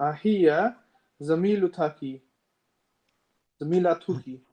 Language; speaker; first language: Arabic; non-native, learner; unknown